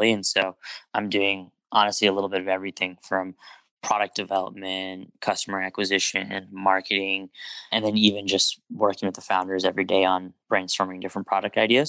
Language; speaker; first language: English; native; English